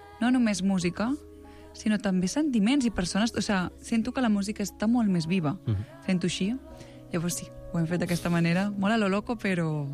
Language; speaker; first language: Catalan; native; Catalan